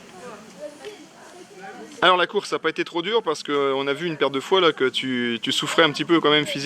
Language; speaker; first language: French; native; French